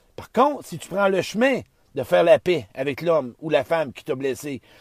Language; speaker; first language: French; native; French